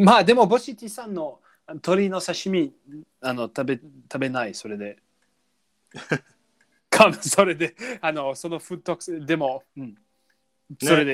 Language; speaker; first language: Japanese; non-native, learner; English